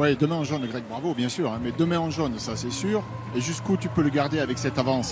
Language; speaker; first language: French; native; French